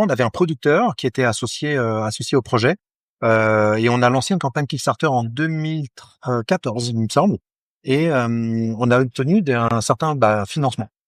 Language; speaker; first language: French; native; French